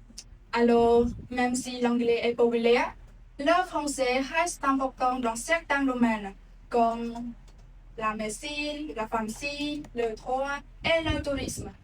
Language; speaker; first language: French; non-native, learner; Khmer